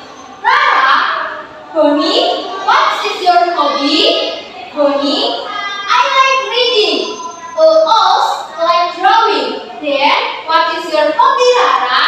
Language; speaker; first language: English; non-native, learner; Indonesian